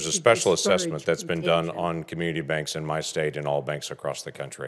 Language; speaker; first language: English; native; English